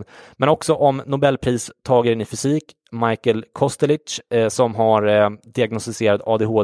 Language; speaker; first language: Swedish; native; Swedish